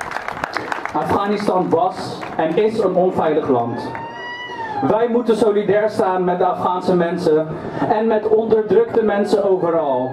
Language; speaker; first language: Dutch; early bilingual, other home language; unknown